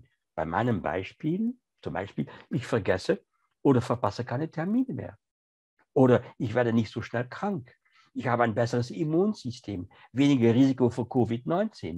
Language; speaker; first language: German; non-native, fluent; French